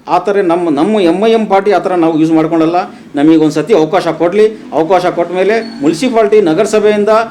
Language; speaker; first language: Kannada; non-native, local second language; Urdu